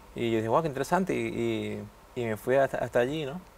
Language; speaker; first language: Spanish; early bilingual, heritage; Spanish